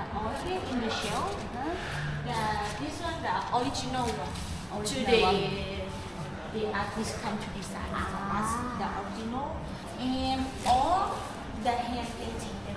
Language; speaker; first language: English; non-native, learner; Thai